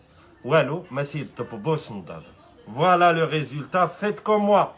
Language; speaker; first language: Arabic; native; Arabic